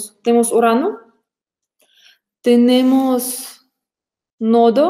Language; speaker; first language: Spanish; non-native, fluent; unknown